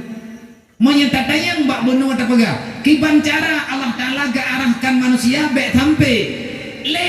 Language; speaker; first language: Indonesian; non-native, local second language; Achinese